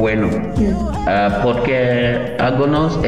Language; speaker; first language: Spanish; non-native, learner; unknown